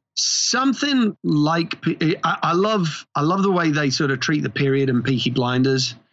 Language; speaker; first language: English; native; English